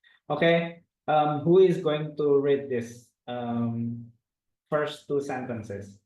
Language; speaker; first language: English; non-native, fluent; Indonesian